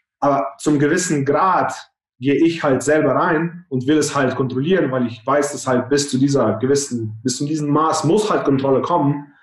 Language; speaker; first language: German; non-native, fluent; Slovenian